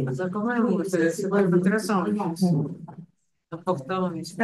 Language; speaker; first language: French; non-native, fluent; Russian